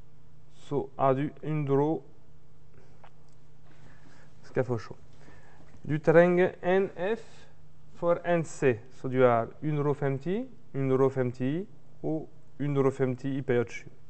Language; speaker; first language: Norwegian; non-native, learner; French